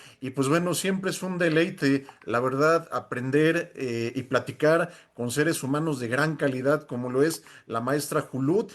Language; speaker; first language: Spanish; native; Spanish